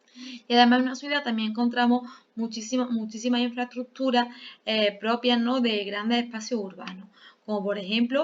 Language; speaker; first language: Spanish; native; Spanish